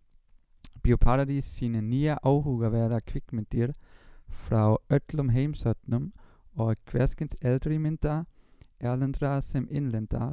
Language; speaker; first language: Icelandic; non-native, learner; German